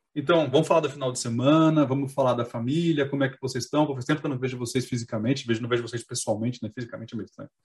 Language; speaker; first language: Portuguese; native; Portuguese